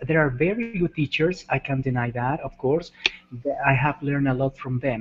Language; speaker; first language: English; non-native, fluent; Spanish